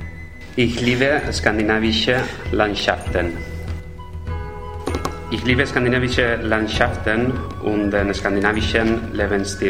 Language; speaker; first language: German; non-native, fluent; Spanish